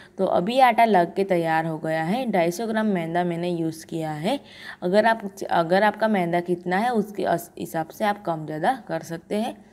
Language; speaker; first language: Hindi; non-native, local second language; Gujarati